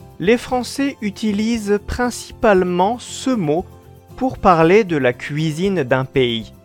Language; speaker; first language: French; non-native, fluent; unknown